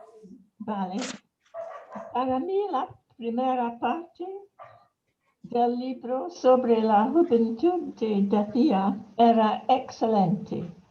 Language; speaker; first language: Spanish; non-native, fluent; English